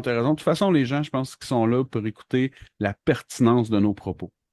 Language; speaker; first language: French; native; French